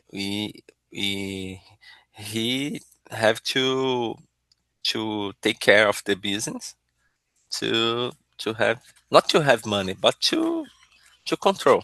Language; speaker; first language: English; non-native, learner; Portuguese